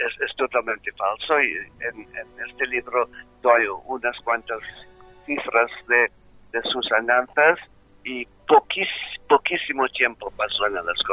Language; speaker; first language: Spanish; non-native, fluent; English